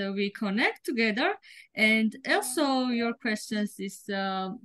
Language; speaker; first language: English; non-native, learner; Georgian